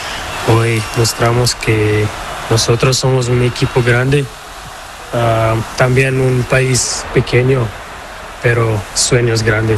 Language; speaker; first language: Spanish; non-native, learner; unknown